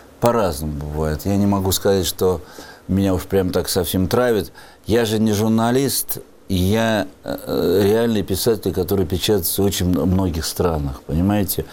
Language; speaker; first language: Russian; native; Russian